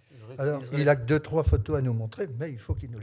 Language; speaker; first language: French; native; French